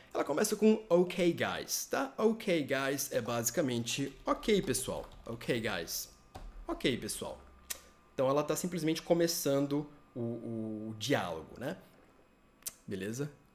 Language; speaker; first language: Portuguese; native; Portuguese